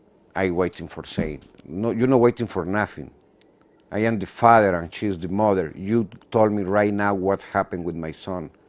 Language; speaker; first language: English; non-native, learner; Spanish